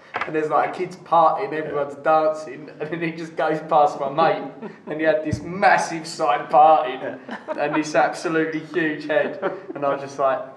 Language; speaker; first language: English; native; English